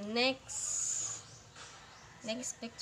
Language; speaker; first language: English; non-native, local second language; Cebuano